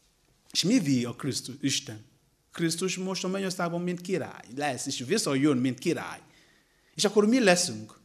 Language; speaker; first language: Hungarian; non-native, learner; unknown